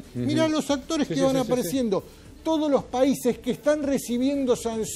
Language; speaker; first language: Spanish; native; Spanish